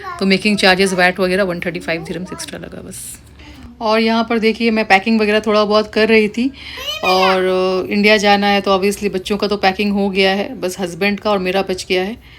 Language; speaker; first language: Hindi; native; Hindi